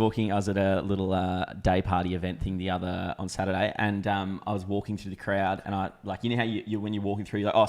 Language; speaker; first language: English; native; English